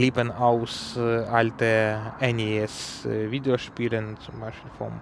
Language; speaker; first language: German; non-native, learner; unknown